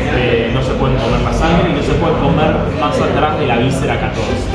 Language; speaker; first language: Spanish; native; Spanish